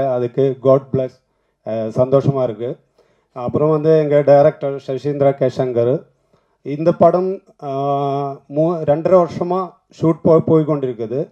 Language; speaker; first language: Tamil; non-native, learner; Malayalam